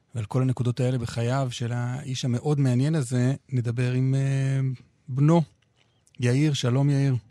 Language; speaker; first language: Hebrew; native; Hebrew